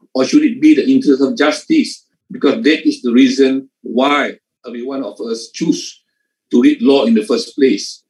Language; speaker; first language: English; non-native, local second language; Malay